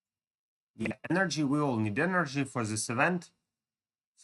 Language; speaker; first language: English; non-native, fluent; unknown